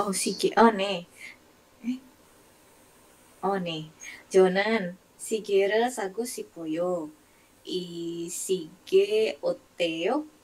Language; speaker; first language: Korean; non-native, learner; Indonesian